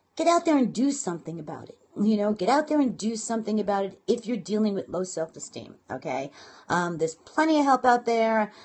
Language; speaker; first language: English; native; English